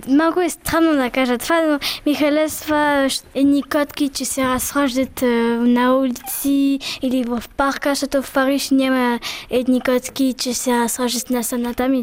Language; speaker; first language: Bulgarian; early bilingual, heritage; Bulgarian